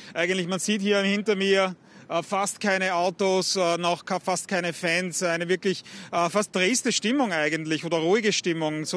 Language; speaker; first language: German; native; German